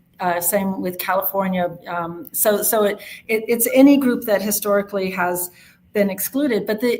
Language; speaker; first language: English; native; English